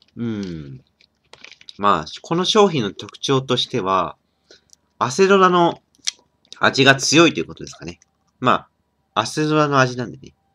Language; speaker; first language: Japanese; native; Japanese